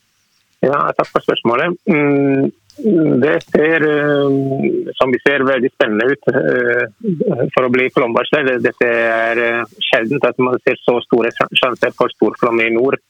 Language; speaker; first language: Norwegian; non-native, fluent; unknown